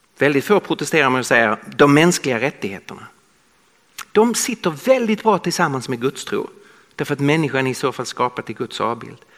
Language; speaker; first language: Swedish; native; Swedish